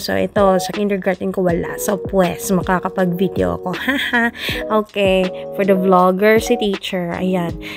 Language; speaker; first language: Filipino; non-native, local second language; Cebuano